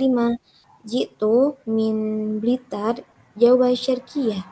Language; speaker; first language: Arabic; non-native, learner; Indonesian